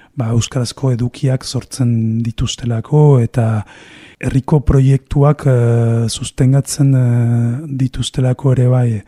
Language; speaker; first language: Basque; non-native, fluent; Spanish